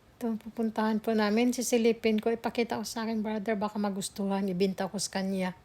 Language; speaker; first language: Filipino; non-native, local second language; Cebuano